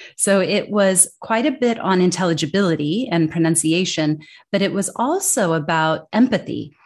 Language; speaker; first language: English; native; English